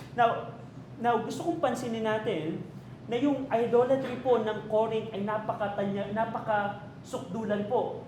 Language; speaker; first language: Filipino; native; Filipino